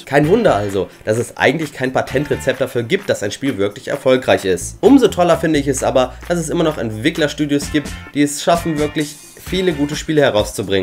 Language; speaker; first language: German; native; German